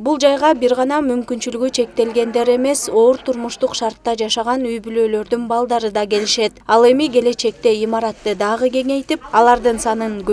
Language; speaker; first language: Kyrgyz; native; Kyrgyz